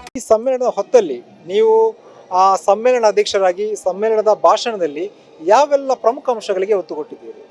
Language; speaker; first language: Kannada; non-native, local second language; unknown